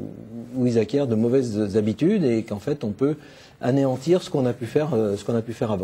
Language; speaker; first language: French; native; French